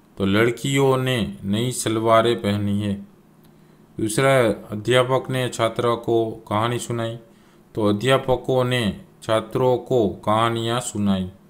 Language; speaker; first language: Hindi; non-native, local second language; Gujarati